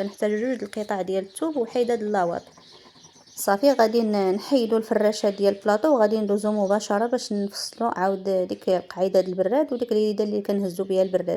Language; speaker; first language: Arabic; native; Arabic